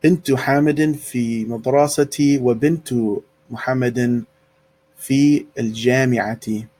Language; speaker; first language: Arabic; non-native, fluent; English